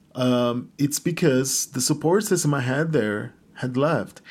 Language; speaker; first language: English; non-native, fluent; Portuguese